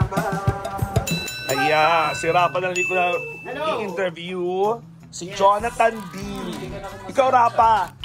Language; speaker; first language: Filipino; native; Filipino